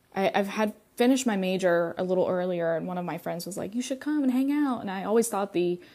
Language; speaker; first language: English; early bilingual, other home language; Russian